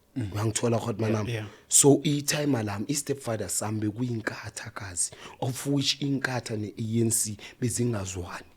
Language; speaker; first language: Zulu; non-native, local second language; Xhosa